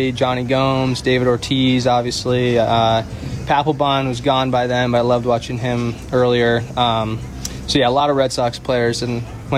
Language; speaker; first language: English; native; English